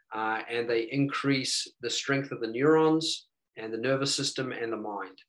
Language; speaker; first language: English; native; English